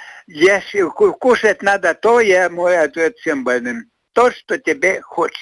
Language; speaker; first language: Russian; non-native, fluent; Latvian